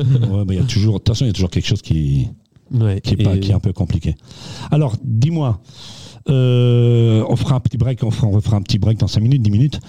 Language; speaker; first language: French; non-native, local second language; Swiss German